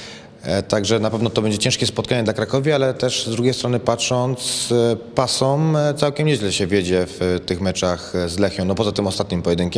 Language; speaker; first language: Polish; native; Polish